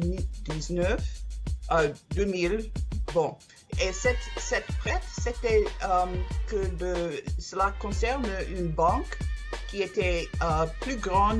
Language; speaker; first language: French; non-native, learner; English